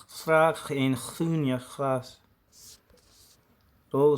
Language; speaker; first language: Dutch; non-native, learner; English